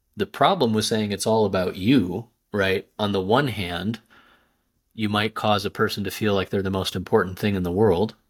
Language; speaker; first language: English; native; English